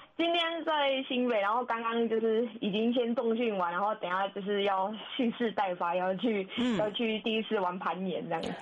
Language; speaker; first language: Chinese; native; Chinese